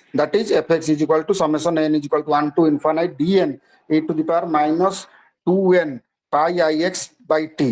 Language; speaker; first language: English; non-native, local second language; Hindi